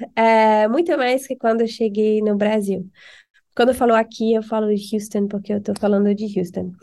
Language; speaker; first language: Portuguese; non-native, fluent; French